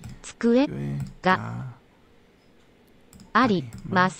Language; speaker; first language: Japanese; non-native, learner; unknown